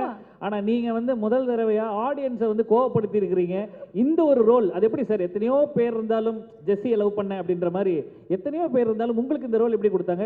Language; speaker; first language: Tamil; native; Tamil